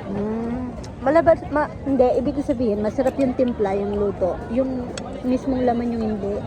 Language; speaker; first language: Filipino; native; Filipino